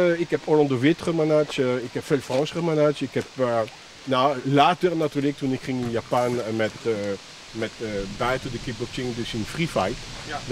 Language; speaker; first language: Dutch; non-native, fluent; French